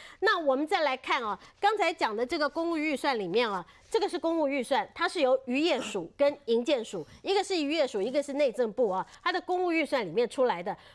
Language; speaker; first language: Chinese; native; Chinese